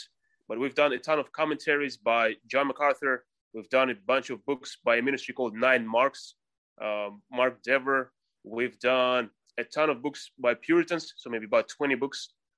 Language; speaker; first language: English; non-native, fluent; Russian